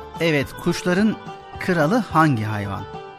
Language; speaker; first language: Turkish; native; Turkish